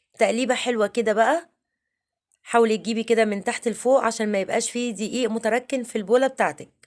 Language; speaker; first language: Arabic; native; Arabic